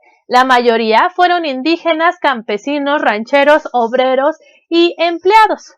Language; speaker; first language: Spanish; native; Spanish